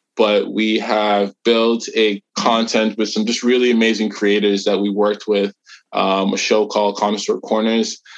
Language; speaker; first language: English; native; English